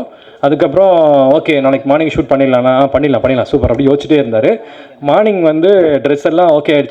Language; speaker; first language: Tamil; native; Tamil